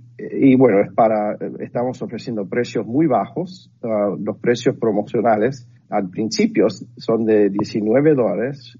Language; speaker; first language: Spanish; non-native, fluent; English